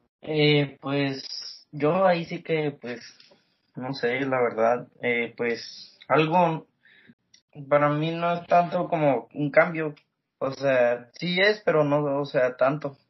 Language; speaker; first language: Spanish; early bilingual, heritage; Spanish